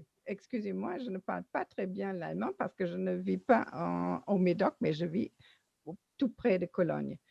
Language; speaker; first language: French; non-native, fluent; German